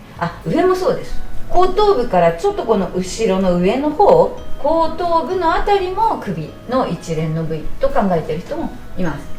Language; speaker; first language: Japanese; native; Japanese